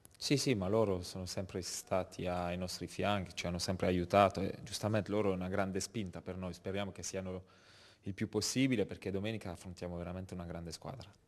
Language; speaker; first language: Italian; non-native, fluent; French